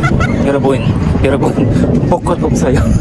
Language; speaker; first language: Korean; non-native, learner; Filipino